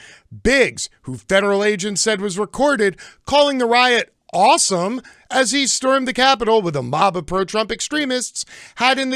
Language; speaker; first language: English; native; English